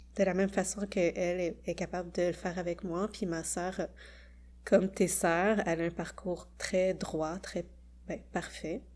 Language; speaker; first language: French; early bilingual, other home language; Khmer